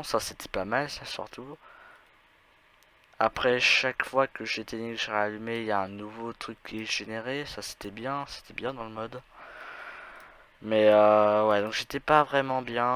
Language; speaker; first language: French; native; French